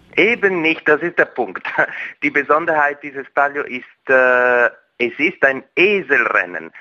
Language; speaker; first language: German; non-native, local second language; Italian